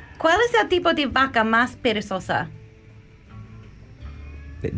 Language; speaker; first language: Spanish; non-native, learner; English